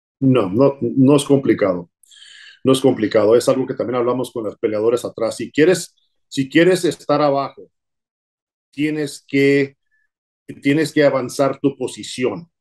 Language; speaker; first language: Spanish; early bilingual, heritage; Spanish